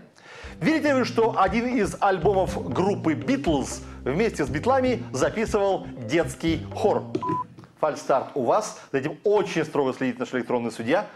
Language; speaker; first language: Russian; native; Russian